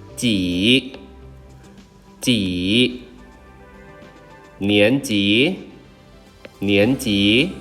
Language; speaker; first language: Chinese; non-native, fluent; Thai